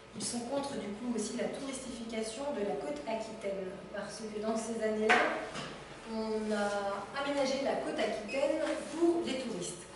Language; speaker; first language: French; native; French